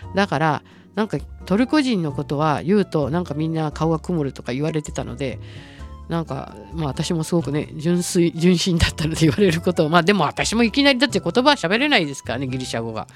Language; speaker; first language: Japanese; native; Japanese